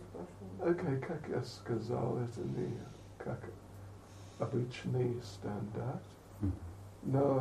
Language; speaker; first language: Russian; non-native, learner; English